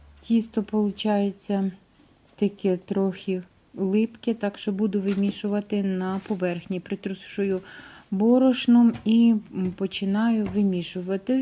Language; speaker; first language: Ukrainian; native; Ukrainian